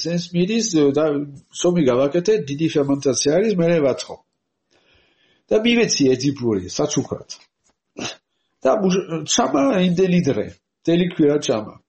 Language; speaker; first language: Georgian; non-native, learner; French